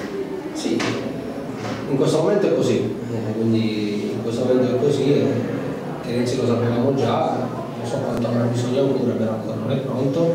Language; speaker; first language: Italian; native; Italian